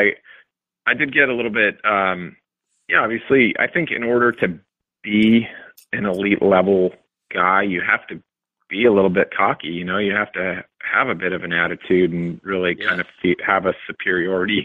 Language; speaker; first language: English; native; English